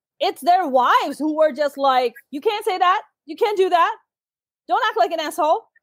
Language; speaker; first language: English; early bilingual, other home language; Urdu